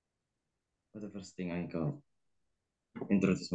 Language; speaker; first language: English; non-native, learner; Indonesian